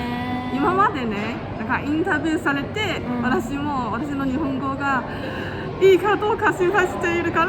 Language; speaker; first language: Japanese; non-native, fluent; Chinese